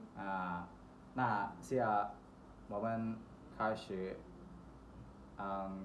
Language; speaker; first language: Chinese; non-native, learner; Thai